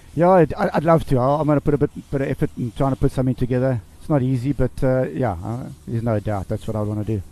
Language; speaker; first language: English; native; English